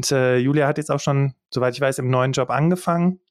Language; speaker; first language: German; early bilingual, other home language; English